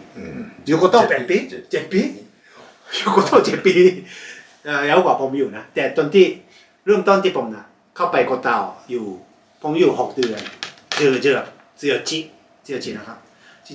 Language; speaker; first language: Thai; non-native, fluent; Japanese